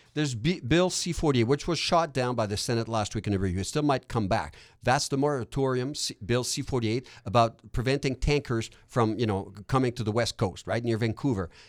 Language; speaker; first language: English; non-native, local second language; French